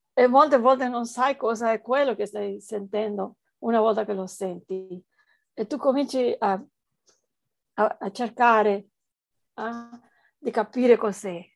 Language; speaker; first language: Italian; non-native, fluent; Spanish